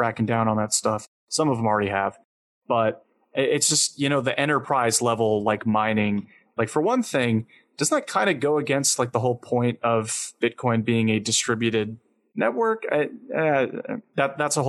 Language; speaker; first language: English; native; English